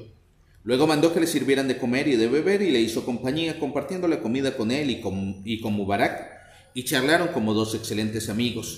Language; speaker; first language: Spanish; native; Spanish